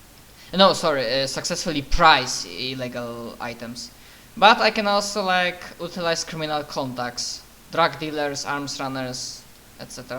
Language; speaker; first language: English; non-native, fluent; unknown